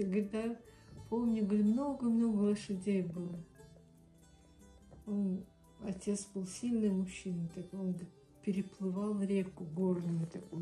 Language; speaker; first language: Russian; non-native, local second language; Tajik